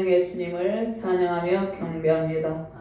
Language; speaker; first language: Korean; native; Korean